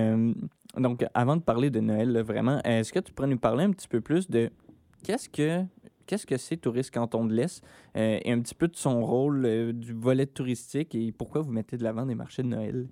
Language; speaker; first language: French; native; French